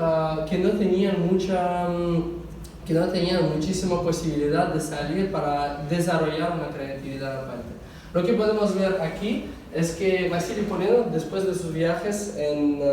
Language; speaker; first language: Spanish; non-native, fluent; Russian